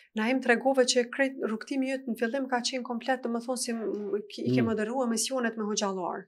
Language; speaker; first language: Albanian; native; Albanian